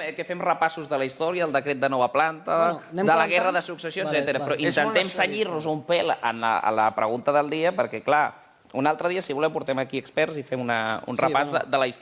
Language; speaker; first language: Catalan; native; Catalan